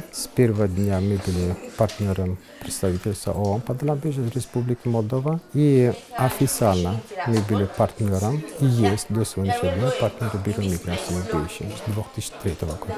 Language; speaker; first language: Russian; non-native, fluent; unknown